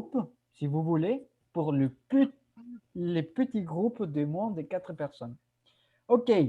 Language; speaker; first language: French; non-native, fluent; Spanish